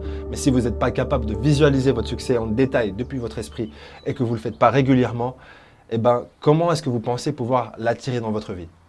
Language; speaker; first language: French; native; French